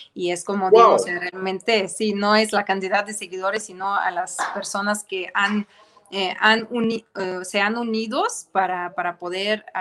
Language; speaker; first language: Spanish; non-native, fluent; Ukrainian